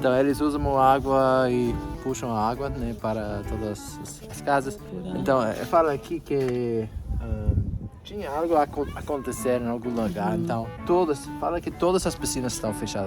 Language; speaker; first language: Portuguese; non-native, fluent; English